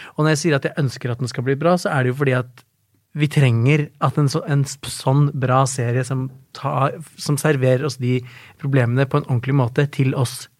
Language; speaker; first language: Norwegian; native; Norwegian